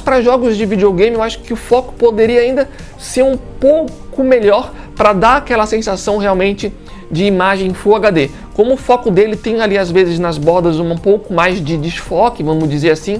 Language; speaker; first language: Portuguese; native; Portuguese